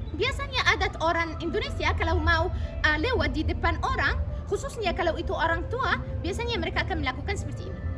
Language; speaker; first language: Indonesian; non-native, fluent; Arabic